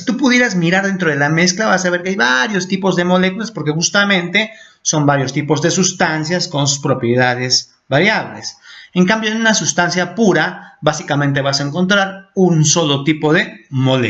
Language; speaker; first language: Spanish; native; Spanish